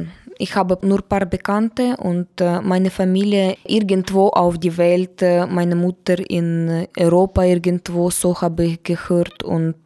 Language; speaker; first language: German; non-native, learner; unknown